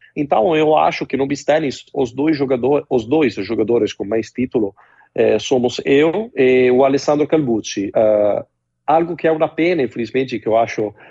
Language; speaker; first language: Portuguese; non-native, fluent; Italian